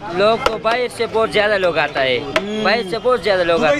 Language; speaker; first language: Hindi; non-native, local second language; Pashto